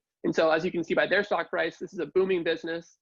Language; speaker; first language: English; native; English